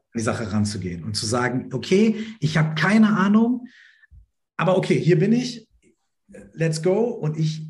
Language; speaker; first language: German; native; German